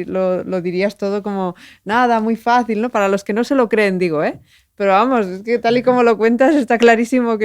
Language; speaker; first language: Spanish; native; Spanish